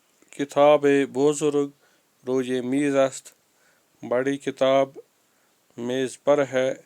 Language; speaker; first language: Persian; non-native, fluent; Urdu